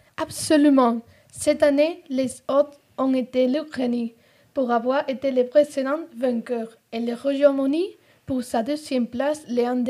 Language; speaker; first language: French; non-native, learner; Spanish